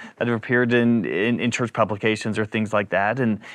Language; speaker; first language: English; native; English